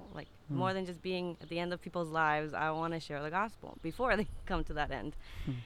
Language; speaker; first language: English; non-native, fluent; Spanish